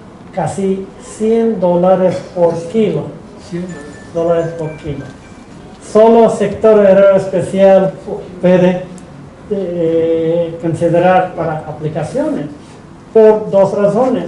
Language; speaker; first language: Spanish; non-native, fluent; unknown